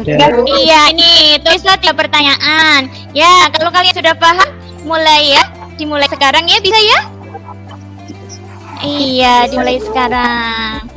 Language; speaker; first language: Indonesian; native; Indonesian